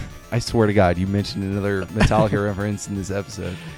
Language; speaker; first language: English; native; English